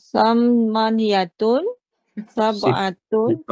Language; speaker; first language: Arabic; non-native, learner; Malay